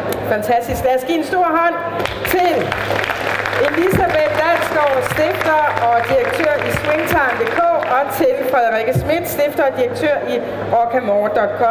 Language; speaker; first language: Danish; native; Danish